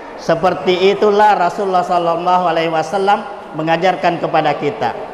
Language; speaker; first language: Indonesian; non-native, local second language; Buginese